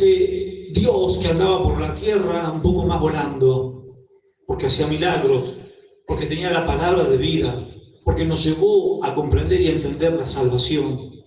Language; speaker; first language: Spanish; native; Spanish